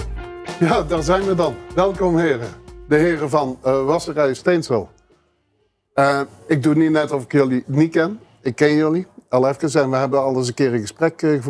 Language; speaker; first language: Dutch; native; Dutch